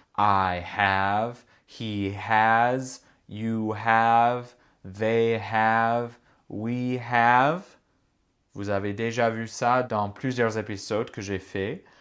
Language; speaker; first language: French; non-native, fluent; English